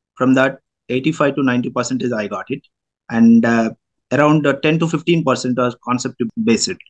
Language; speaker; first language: English; non-native, local second language; Telugu